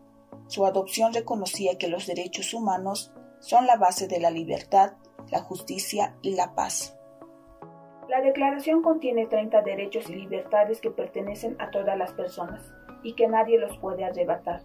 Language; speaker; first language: Spanish; native; Spanish